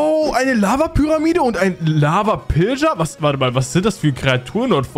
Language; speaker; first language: German; native; German